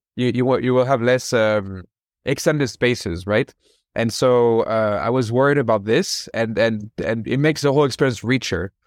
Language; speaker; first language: English; non-native, fluent; French